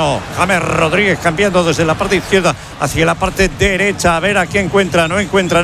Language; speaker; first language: Spanish; native; Spanish